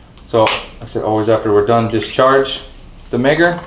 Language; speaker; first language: English; native; English